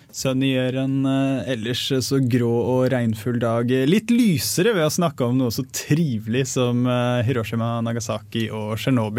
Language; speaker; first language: Norwegian; native; Norwegian